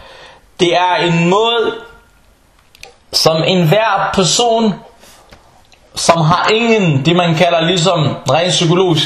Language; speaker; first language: Danish; non-native, fluent; Arabic